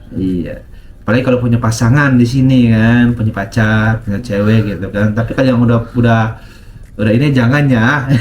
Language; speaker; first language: Indonesian; non-native, local second language; Sundanese